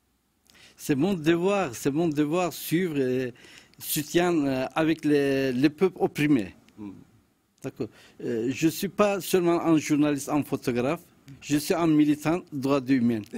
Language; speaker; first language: French; non-native, learner; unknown